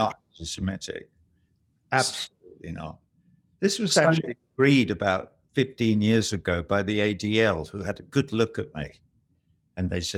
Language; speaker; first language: English; native; English